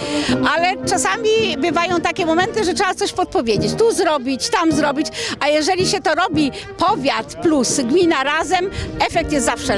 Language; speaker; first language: Polish; native; Polish